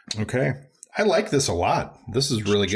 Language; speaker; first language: English; native; English